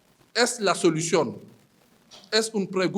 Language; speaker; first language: Spanish; non-native, fluent; Wolof